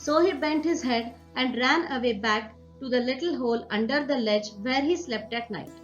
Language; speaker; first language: English; non-native, local second language; Marathi